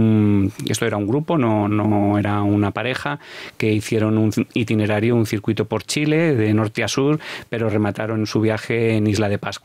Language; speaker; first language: Spanish; native; Spanish